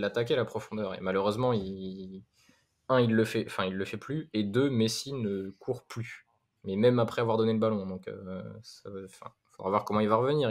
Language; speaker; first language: French; native; French